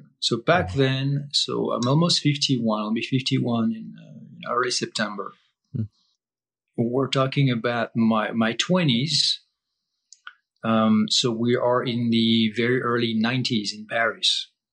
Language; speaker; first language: English; non-native, fluent; French